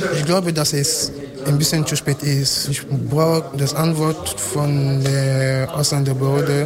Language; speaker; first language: German; non-native, learner; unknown